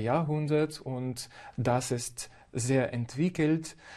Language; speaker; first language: German; non-native, fluent; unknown